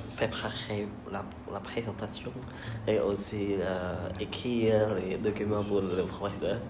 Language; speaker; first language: French; non-native, learner; Vietnamese